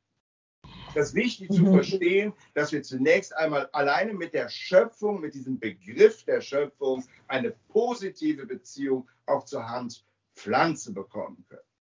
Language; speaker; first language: German; native; German